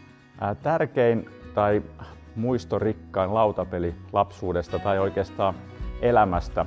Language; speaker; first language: Finnish; native; Finnish